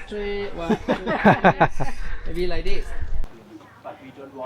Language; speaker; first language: English; non-native, learner; Thai